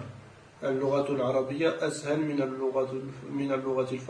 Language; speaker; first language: Arabic; non-native, learner; French